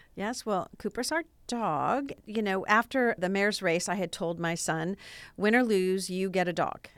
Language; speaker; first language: English; native; English